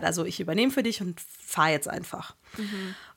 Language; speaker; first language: German; native; German